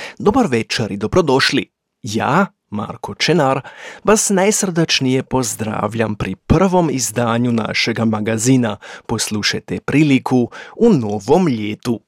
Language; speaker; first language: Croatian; native; Croatian